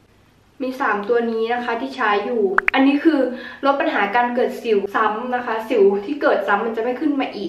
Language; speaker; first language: Thai; native; Thai